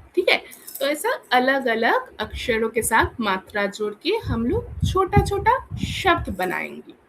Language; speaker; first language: Hindi; non-native, local second language; Bangla